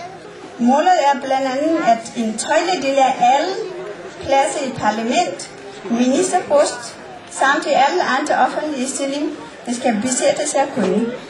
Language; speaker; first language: Danish; non-native, fluent; Nepali